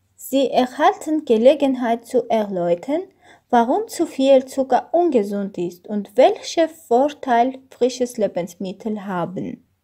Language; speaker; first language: German; non-native, learner; Armenian